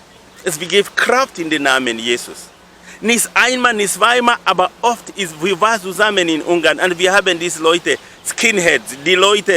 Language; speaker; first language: German; non-native, learner; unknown